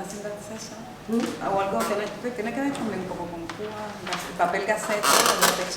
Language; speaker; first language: Spanish; native; Spanish